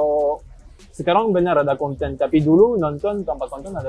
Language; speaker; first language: Indonesian; non-native, fluent; French